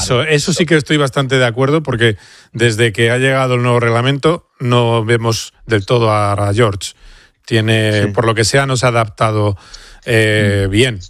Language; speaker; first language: Spanish; native; Spanish